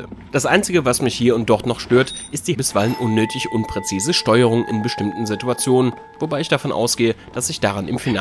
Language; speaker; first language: German; native; German